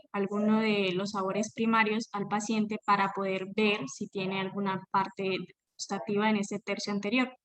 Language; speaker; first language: Spanish; native; Spanish